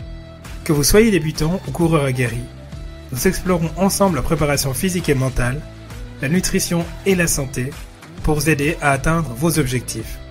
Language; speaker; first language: French; native; French